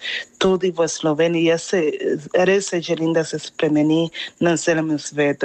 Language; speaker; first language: Slovenian; non-native, fluent; Spanish